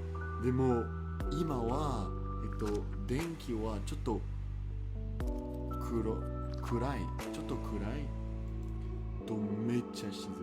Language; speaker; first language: Japanese; non-native, learner; French